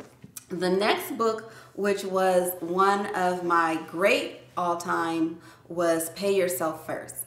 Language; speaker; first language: English; native; English